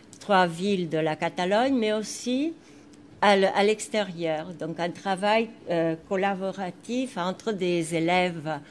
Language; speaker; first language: French; non-native, fluent; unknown